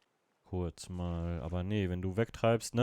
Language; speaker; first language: German; native; German